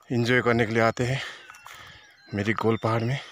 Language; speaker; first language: Hindi; non-native, local second language; Nepali